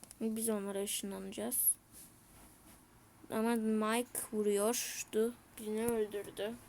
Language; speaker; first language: Turkish; native; Turkish